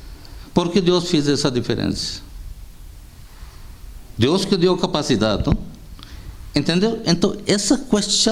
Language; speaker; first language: Portuguese; non-native, fluent; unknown